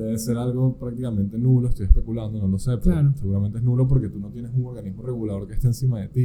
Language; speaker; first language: Spanish; native; Spanish